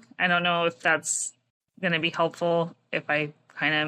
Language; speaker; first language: English; native; English